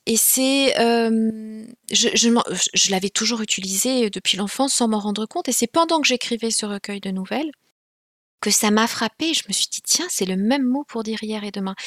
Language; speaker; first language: French; non-native, local second language; Kinyarwanda